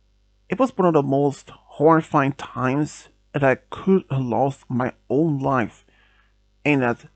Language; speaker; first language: English; non-native, fluent; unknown